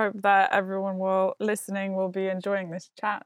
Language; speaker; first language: English; non-native, fluent; Lithuanian